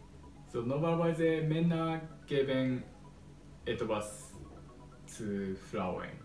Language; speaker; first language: German; non-native, learner; Japanese